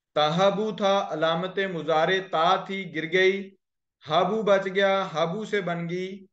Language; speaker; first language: Urdu; native; Urdu